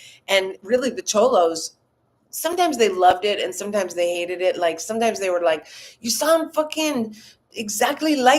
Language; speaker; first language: English; native; English